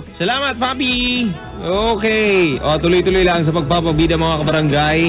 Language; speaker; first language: Filipino; native; Filipino